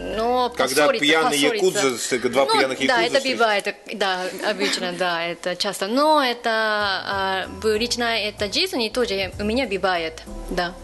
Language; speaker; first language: Russian; non-native, fluent; Japanese